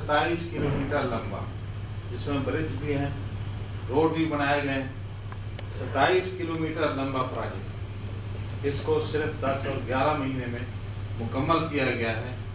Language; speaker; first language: Urdu; non-native, local second language; Saraiki